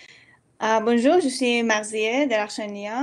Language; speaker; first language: French; non-native, fluent; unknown